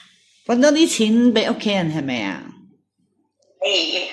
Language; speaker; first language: Cantonese; native; Cantonese